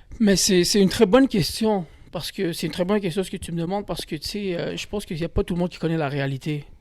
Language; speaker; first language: French; early bilingual, other home language; Kabyle